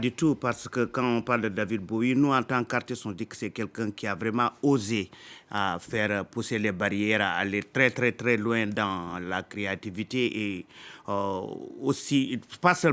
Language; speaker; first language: French; non-native, local second language; Fula